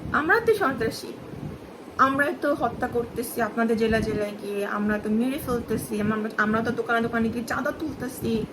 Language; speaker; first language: Bangla; non-native, local second language; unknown